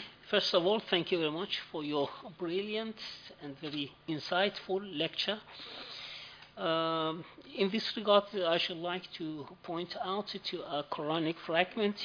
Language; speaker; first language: English; non-native, fluent; Persian